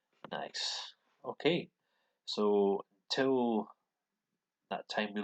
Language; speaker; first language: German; non-native, learner; English